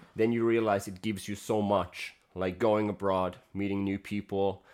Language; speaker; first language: English; non-native, fluent; Finnish